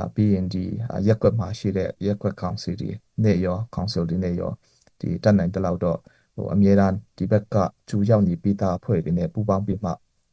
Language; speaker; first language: Burmese; non-native, local second language; Hakha Chin